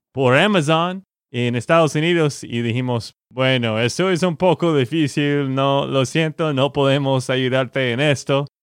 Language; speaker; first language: Spanish; non-native, fluent; English